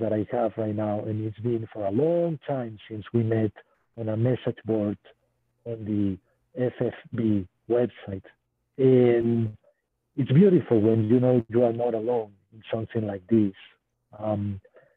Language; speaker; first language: English; non-native, fluent; Spanish